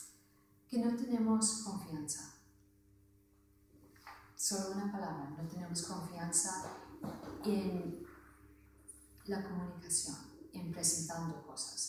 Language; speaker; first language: Spanish; non-native, fluent; English